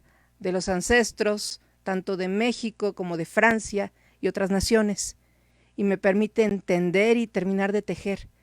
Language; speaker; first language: Spanish; native; Spanish